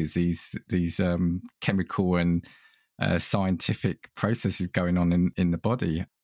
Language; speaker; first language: English; early bilingual, other home language; Italian